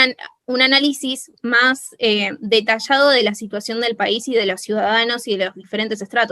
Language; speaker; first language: Spanish; native; Spanish